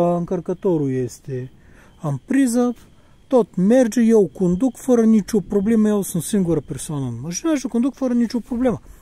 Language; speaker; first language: Romanian; non-native, fluent; Bulgarian